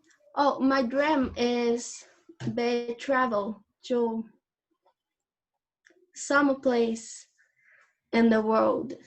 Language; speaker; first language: English; non-native, learner; Portuguese